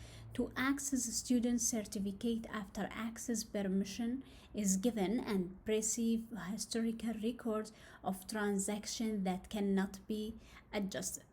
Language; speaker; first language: English; non-native, learner; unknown